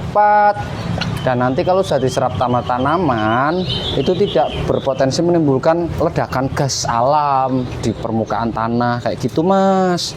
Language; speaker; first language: Indonesian; native; Indonesian